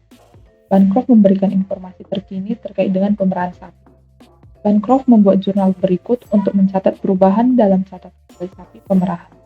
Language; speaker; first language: Indonesian; native; Indonesian